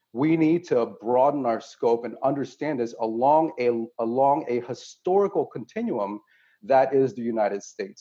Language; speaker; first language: English; native; English